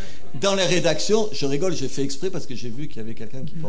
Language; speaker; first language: French; native; French